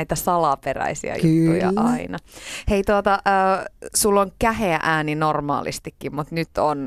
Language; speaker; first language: Finnish; native; Finnish